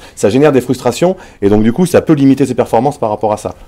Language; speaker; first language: French; native; French